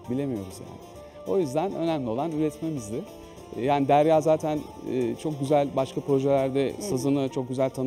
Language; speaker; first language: Turkish; native; Turkish